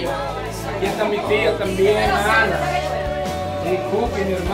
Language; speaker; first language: Spanish; native; Spanish